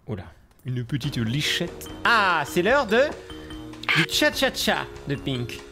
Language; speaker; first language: French; native; French